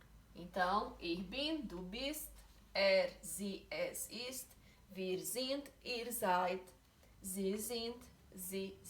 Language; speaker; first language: German; non-native, learner; Portuguese